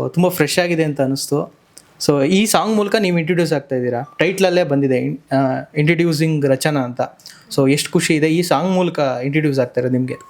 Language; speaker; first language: Kannada; native; Kannada